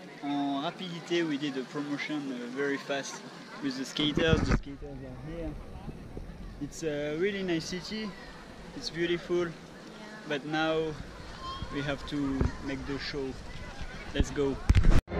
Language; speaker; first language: English; non-native, fluent; French